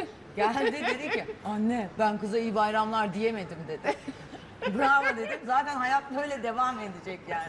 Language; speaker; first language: Turkish; native; Turkish